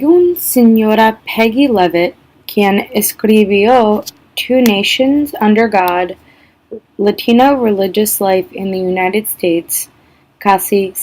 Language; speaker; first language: Spanish; non-native, learner; English